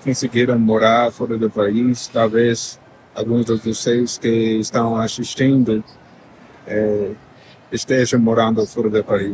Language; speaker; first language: Portuguese; non-native, fluent; English